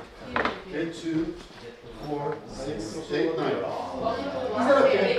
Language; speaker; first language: English; non-native, fluent; Turkish